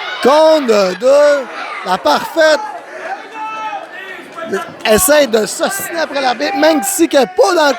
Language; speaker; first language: French; native; French